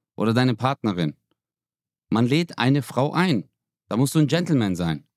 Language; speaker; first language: German; early bilingual, other home language; Turkish